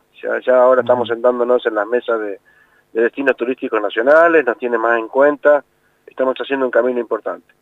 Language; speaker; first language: Spanish; native; Spanish